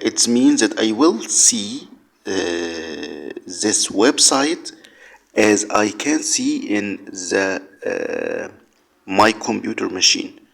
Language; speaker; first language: English; non-native, learner; Arabic